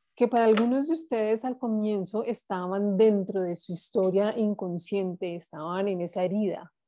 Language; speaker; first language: Spanish; native; Spanish